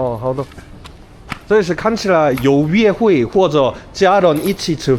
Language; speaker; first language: Chinese; non-native, learner; Korean